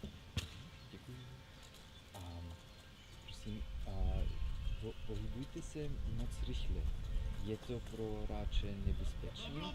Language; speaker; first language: Czech; non-native, learner; English